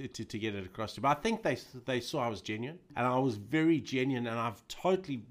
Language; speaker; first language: English; native; English